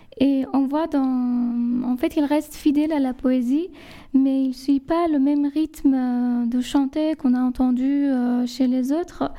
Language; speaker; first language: French; non-native, fluent; Persian